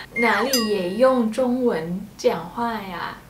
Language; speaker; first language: Chinese; non-native, fluent; Thai